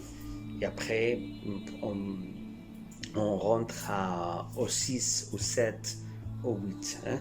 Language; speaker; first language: French; non-native, fluent; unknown